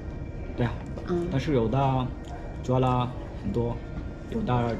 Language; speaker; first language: Chinese; non-native, learner; Swahili